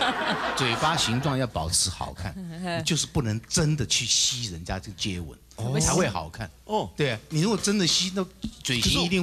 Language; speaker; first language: Chinese; native; Chinese